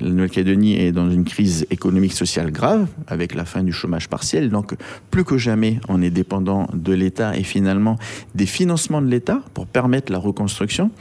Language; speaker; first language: French; native; French